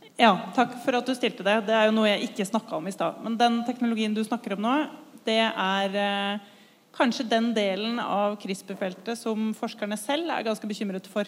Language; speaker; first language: Norwegian; native; Norwegian